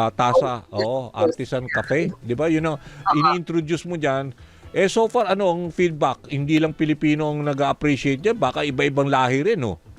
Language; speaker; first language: Filipino; native; Filipino